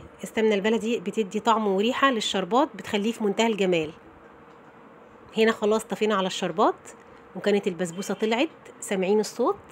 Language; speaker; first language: Arabic; native; Arabic